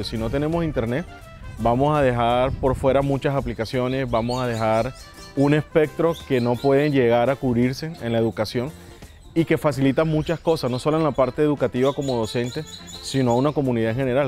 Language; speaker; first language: Spanish; native; Spanish